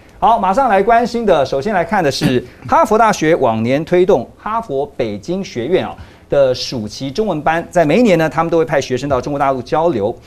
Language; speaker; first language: Chinese; native; Chinese